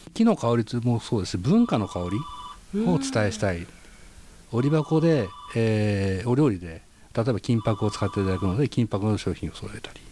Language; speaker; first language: Japanese; native; Japanese